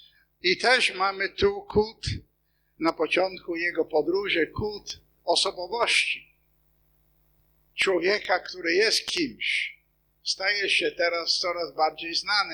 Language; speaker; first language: Polish; non-native, fluent; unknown